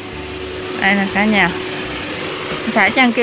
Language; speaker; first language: French; non-native, fluent; Vietnamese